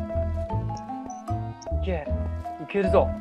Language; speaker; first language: Japanese; native; Japanese